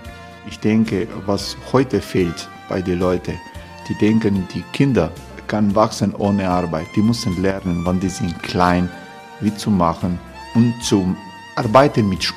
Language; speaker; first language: German; non-native, fluent; Croatian